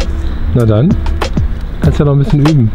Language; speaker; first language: German; native; German